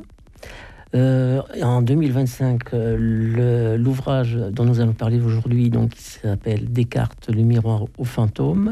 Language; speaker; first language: French; native; French